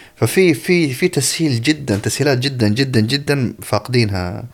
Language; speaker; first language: Arabic; early bilingual, other home language; Tigrinya